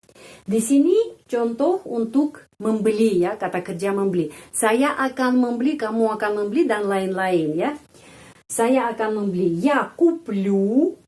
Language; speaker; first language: Indonesian; non-native, fluent; Russian